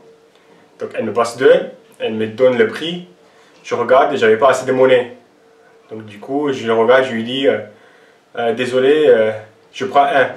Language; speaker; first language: French; non-native, local second language; Armenian